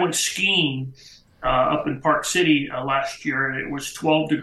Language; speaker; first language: English; native; English